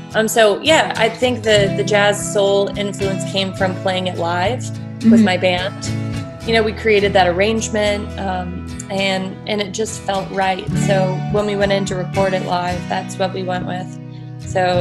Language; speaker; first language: English; native; English